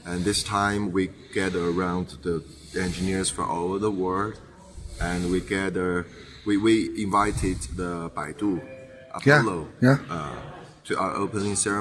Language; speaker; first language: English; non-native, fluent; Chinese